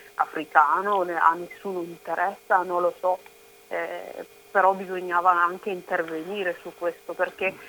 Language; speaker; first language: Italian; non-native, fluent; Oromo